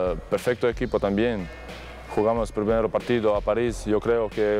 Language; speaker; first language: Spanish; non-native, learner; Croatian